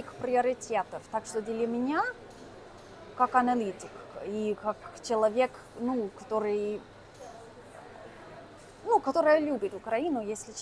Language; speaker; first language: Russian; non-native, fluent; English